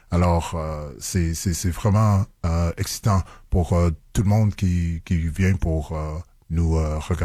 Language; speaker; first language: French; non-native, local second language; English